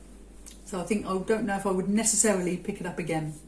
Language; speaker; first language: English; native; English